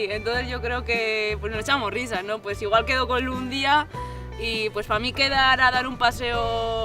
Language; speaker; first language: Spanish; native; Spanish